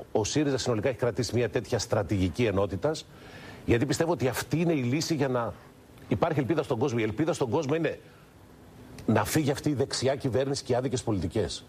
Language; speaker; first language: Greek; native; Greek